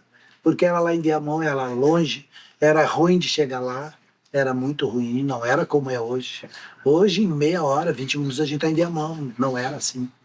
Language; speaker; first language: Portuguese; native; Portuguese